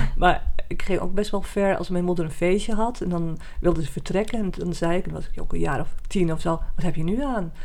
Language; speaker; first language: Dutch; native; Dutch